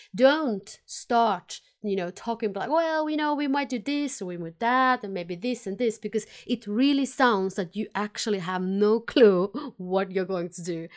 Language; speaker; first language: English; non-native, fluent; Finnish